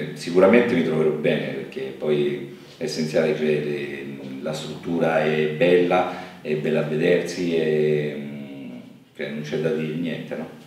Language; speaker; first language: Italian; native; Italian